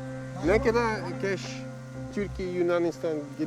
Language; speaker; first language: Turkish; non-native, learner; Dutch